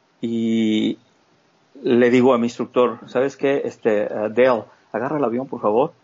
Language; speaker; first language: Spanish; native; Spanish